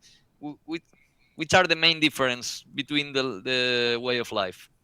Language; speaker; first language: English; non-native, learner; Spanish